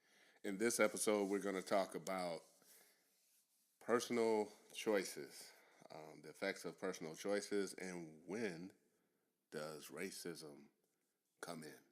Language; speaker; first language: English; native; English